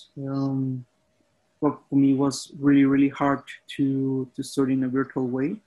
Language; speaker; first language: English; non-native, fluent; Spanish